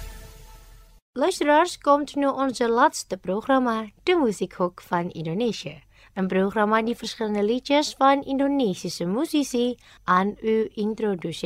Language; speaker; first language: Dutch; non-native, local second language; Indonesian